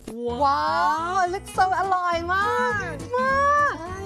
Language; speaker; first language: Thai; non-native, fluent; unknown